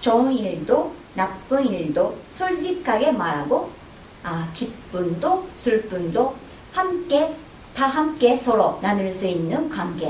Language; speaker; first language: Korean; non-native, fluent; Japanese